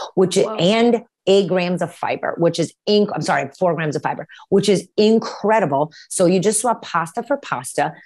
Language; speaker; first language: English; early bilingual, other home language; Romanian